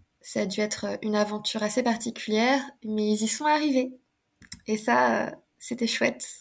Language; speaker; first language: French; early bilingual, other home language; Khmer